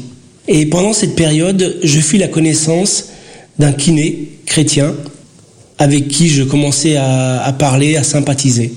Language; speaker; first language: French; early bilingual, other home language; Portuguese